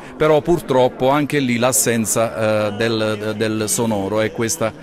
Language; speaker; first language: Italian; native; Italian